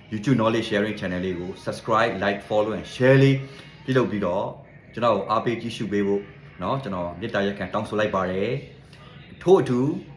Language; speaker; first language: Burmese; native; Burmese